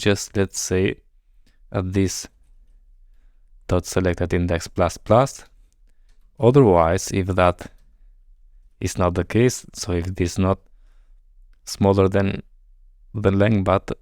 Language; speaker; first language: English; non-native, fluent; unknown